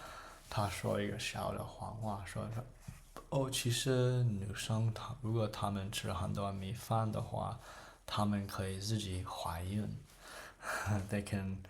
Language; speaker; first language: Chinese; non-native, learner; English